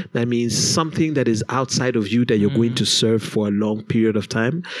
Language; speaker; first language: English; non-native, local second language; Kinyarwanda